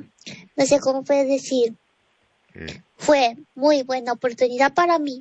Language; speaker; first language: Spanish; non-native, learner; Japanese